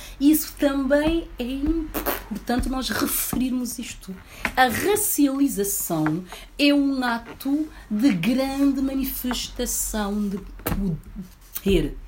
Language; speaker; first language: Portuguese; early bilingual, other home language; Upper Guinea Crioulo